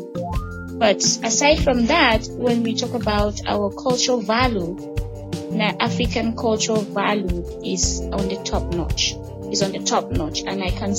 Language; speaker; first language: English; non-native, local second language; Hausa